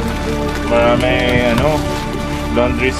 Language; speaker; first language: Filipino; non-native, learner; Arabic